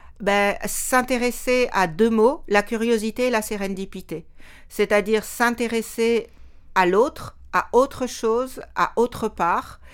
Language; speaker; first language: French; native; French